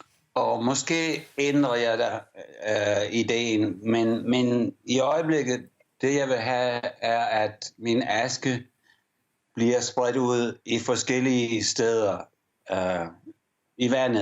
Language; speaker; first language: Danish; early bilingual, heritage; English